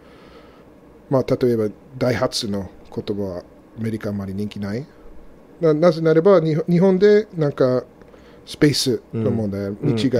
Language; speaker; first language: Japanese; non-native, fluent; English